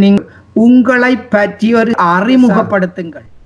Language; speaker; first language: Tamil; native; Tamil